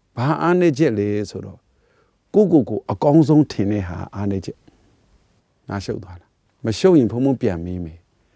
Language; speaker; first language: Burmese; native; Burmese